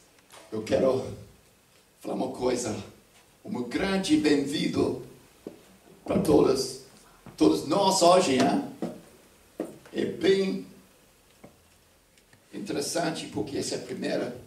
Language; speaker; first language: Portuguese; non-native, fluent; English